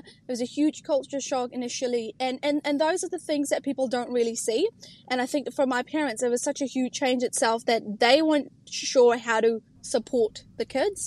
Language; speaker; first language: English; early bilingual, other home language; Urdu